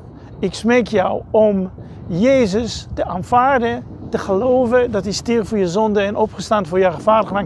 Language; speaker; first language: Dutch; non-native, fluent; Hebrew